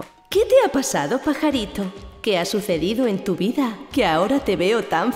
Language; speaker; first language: Spanish; native; Spanish